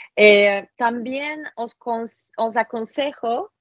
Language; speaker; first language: Spanish; non-native, fluent; Polish